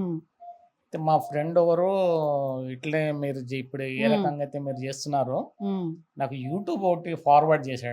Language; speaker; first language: Telugu; native; Telugu